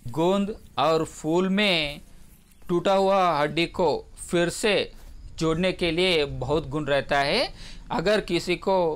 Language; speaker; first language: Hindi; non-native, local second language; Telugu